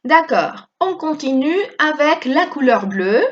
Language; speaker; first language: French; non-native, fluent; Spanish